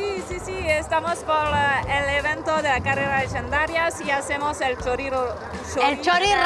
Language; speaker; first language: Spanish; non-native, learner; French